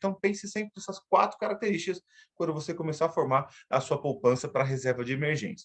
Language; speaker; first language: Portuguese; native; Portuguese